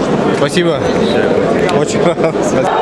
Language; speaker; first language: Russian; non-native, local second language; Uzbek